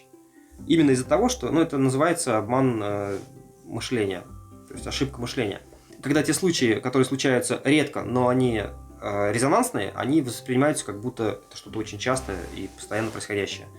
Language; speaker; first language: Russian; native; Russian